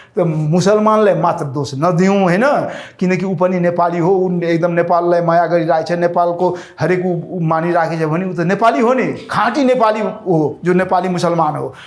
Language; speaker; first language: Nepali; non-native, local second language; Rana Tharu